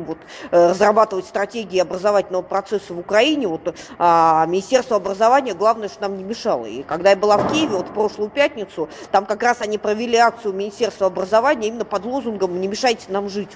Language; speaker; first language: Russian; native; Russian